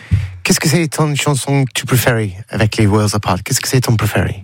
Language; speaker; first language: French; non-native, learner; English